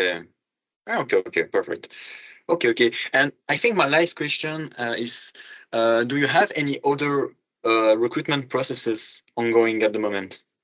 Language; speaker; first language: English; non-native, fluent; French